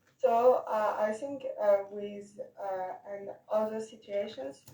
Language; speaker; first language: English; non-native, learner; French